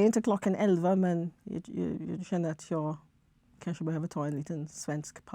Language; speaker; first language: Swedish; non-native, fluent; English